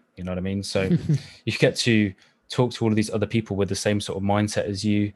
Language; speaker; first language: English; native; English